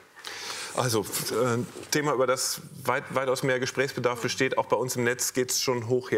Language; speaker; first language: German; native; German